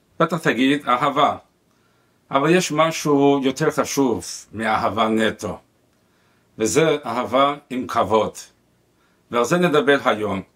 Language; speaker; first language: Hebrew; non-native, fluent; Spanish